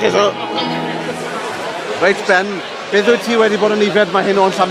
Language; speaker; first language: Welsh; native; Welsh